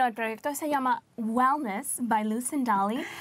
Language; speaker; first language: Spanish; early bilingual, heritage; Spanish